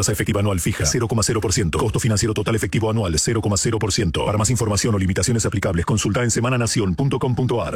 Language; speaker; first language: Spanish; native; Spanish